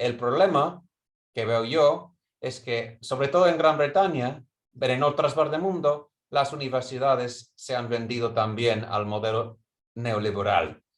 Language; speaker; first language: Spanish; non-native, fluent; English